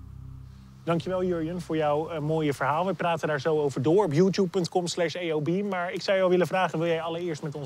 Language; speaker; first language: Dutch; native; Dutch